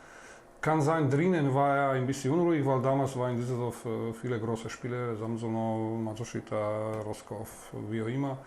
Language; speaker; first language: German; non-native, fluent; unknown